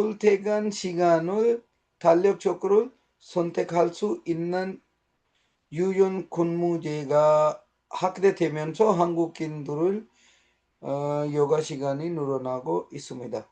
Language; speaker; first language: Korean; non-native, learner; Urdu